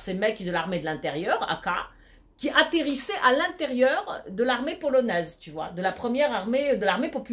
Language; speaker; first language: French; early bilingual, other home language; Polish